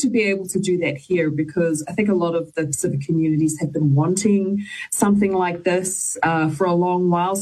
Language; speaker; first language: English; native; English